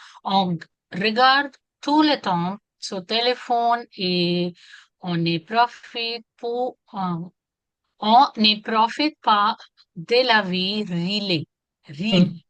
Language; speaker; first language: French; non-native, learner; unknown